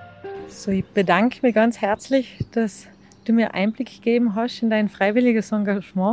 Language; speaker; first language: German; native; German